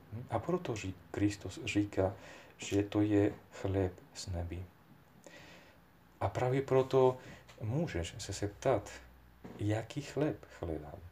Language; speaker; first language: Czech; non-native, fluent; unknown